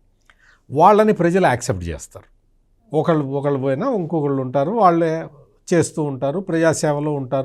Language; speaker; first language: Telugu; native; Telugu